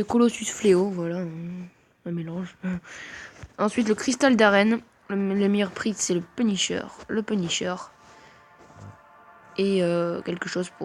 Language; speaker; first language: French; native; French